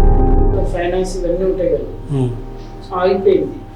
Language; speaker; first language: Telugu; native; Telugu